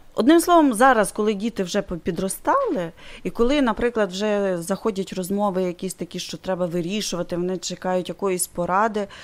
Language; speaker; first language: Ukrainian; native; Ukrainian